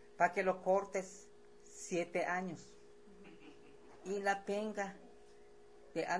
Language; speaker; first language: Spanish; non-native, local second language; Yucateco